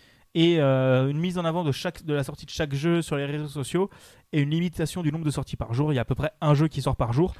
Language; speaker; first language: French; native; French